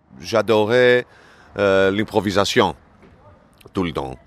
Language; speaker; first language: French; non-native, learner; Greek